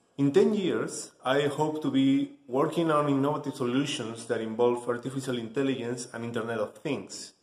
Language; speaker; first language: English; non-native, fluent; Spanish